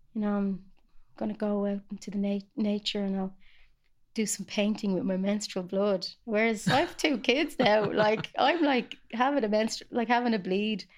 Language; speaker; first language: English; native; English